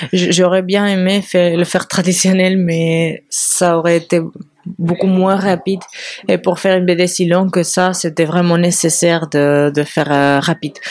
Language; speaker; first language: French; non-native, fluent; Spanish